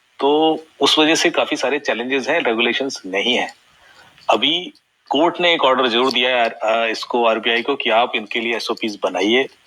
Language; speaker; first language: Hindi; native; Hindi